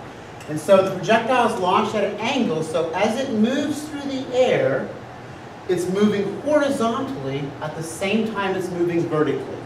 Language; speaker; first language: English; native; English